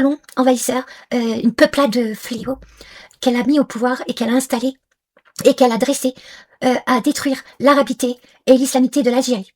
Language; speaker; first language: French; non-native, local second language; Arabic